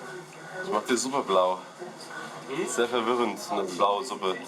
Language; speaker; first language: German; native; German